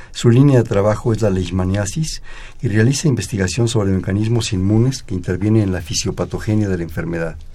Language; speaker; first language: Spanish; native; Spanish